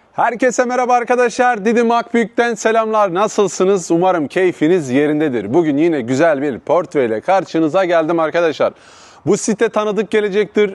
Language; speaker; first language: Turkish; native; Turkish